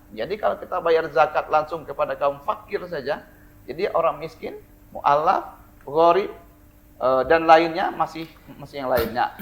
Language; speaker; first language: Indonesian; non-native, local second language; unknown